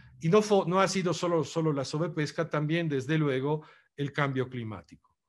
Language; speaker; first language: Spanish; non-native, fluent; Italian